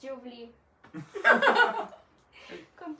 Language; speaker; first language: French; non-native, learner; Spanish